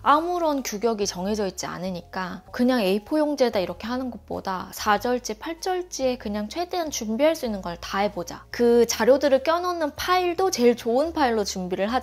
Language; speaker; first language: Korean; native; Korean